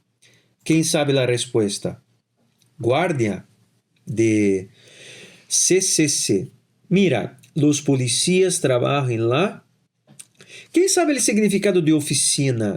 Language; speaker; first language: Spanish; non-native, fluent; Portuguese